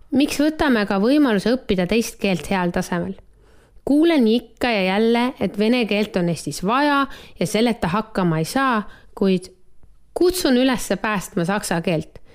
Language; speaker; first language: Estonian; native; Estonian